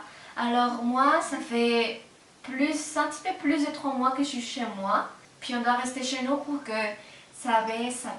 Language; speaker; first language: French; non-native, fluent; Spanish